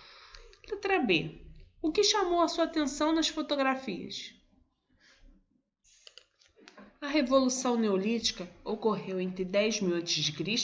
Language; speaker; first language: Portuguese; native; Portuguese